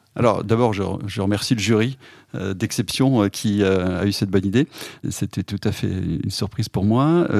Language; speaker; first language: French; native; French